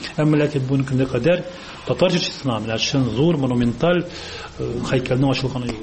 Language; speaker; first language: Tatar; native; Tatar